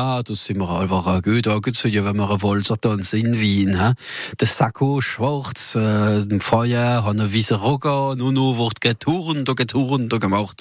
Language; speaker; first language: German; native; German